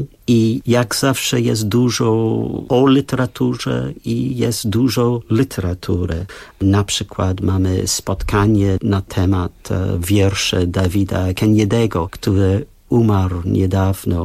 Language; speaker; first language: Polish; non-native, fluent; English